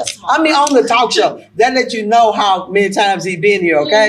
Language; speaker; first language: English; native; English